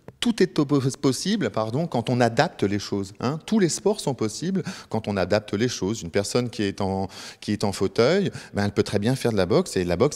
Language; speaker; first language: French; native; French